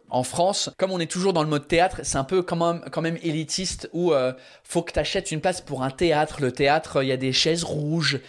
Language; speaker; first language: French; early bilingual, other home language; English